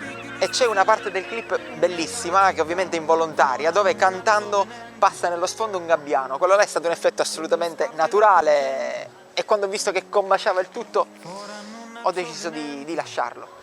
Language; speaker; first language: Italian; native; Italian